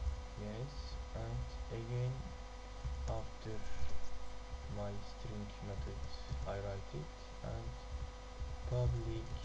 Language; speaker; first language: English; non-native, learner; Turkish